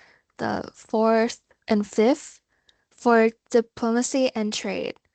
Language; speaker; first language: English; non-native, fluent; Thai